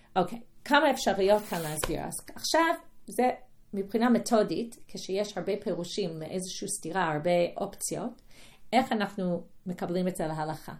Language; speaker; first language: Hebrew; non-native, fluent; English